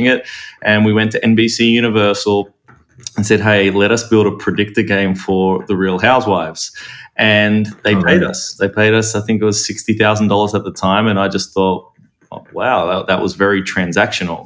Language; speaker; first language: English; native; English